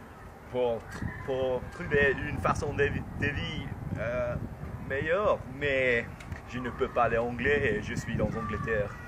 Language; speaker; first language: French; non-native, learner; English